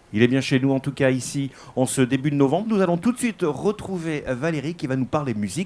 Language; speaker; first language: French; native; French